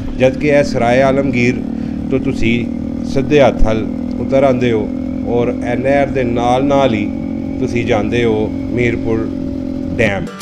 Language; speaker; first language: Punjabi; non-native, local second language; Urdu